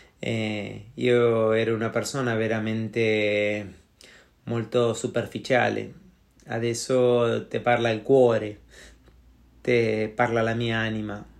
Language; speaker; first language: Italian; non-native, learner; Spanish